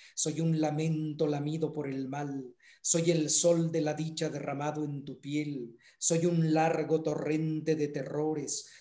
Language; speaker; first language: Spanish; native; Spanish